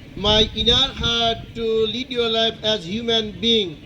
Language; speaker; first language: English; non-native, local second language; Bangla